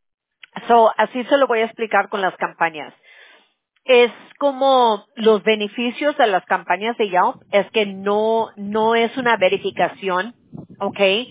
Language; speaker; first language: Spanish; early bilingual, heritage; Spanish